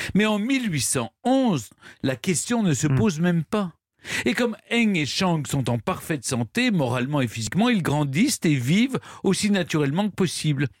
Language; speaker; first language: French; native; French